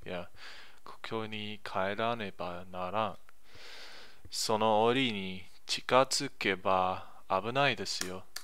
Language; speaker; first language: Japanese; non-native, learner; English